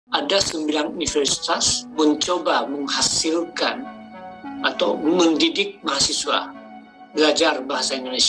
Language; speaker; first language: Indonesian; non-native, fluent; Japanese